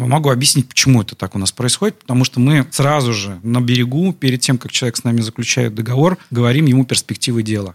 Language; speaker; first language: Russian; native; Russian